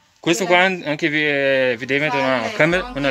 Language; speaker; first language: Italian; non-native, learner; Portuguese